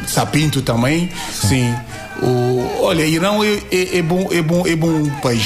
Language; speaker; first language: Portuguese; non-native, learner; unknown